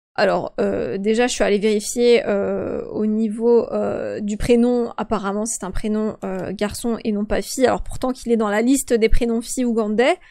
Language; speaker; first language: French; native; French